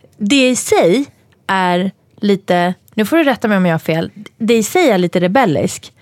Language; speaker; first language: Swedish; early bilingual, other home language; Persian